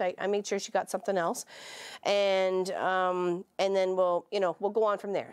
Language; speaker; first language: English; native; English